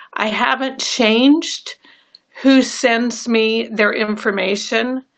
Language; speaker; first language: English; native; English